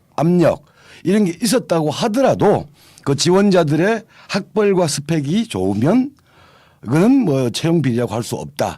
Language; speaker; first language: Korean; native; Korean